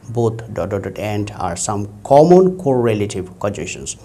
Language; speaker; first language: English; non-native, local second language; Bangla